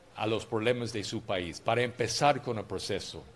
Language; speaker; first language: Spanish; non-native, fluent; English